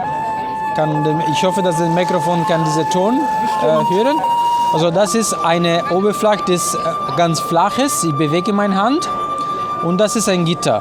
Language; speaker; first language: German; non-native, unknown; Italian